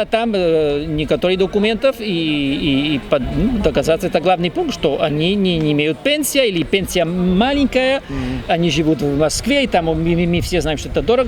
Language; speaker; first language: Russian; non-native, fluent; Spanish